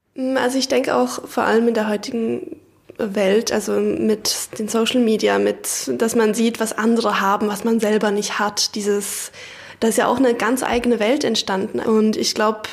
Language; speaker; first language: German; native; German